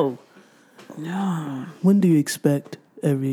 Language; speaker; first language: English; native; English